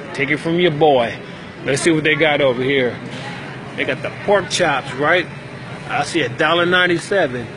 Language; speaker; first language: English; native; English